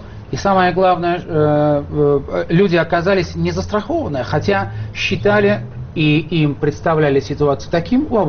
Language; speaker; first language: Russian; native; Russian